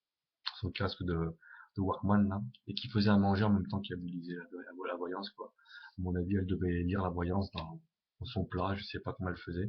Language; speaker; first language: French; native; French